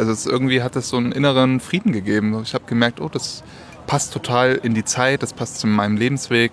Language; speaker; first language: German; native; German